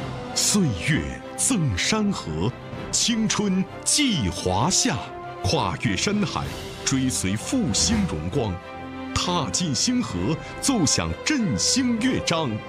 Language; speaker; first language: Chinese; native; Chinese